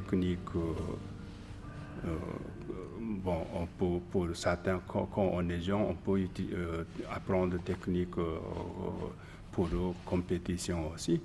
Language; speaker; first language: French; non-native, learner; Japanese